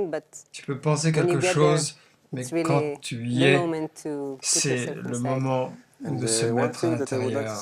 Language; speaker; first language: French; non-native, fluent; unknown